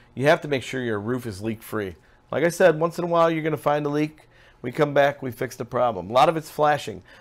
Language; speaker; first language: English; native; English